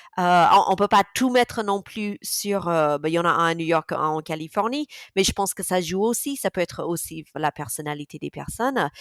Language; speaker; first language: French; non-native, fluent; English